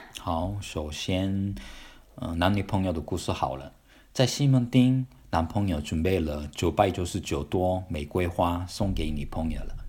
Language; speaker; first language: Chinese; non-native, fluent; Korean